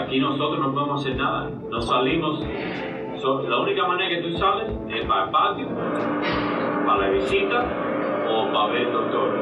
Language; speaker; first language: Spanish; early bilingual, heritage; English